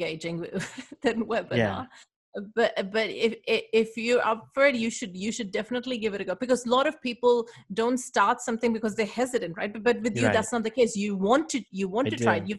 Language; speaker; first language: English; non-native, local second language; Urdu